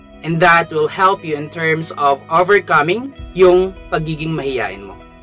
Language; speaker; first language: English; non-native, local second language; Filipino